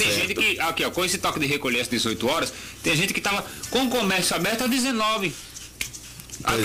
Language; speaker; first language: Portuguese; native; Portuguese